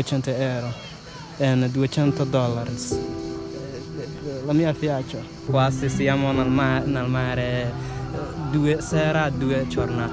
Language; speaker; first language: Italian; non-native, learner; Somali